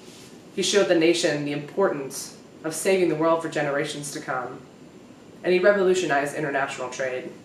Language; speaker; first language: English; native; English